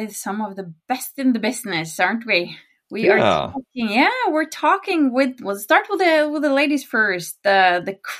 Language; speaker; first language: English; non-native, fluent; Norwegian